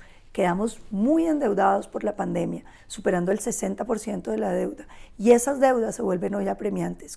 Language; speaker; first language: Spanish; native; Spanish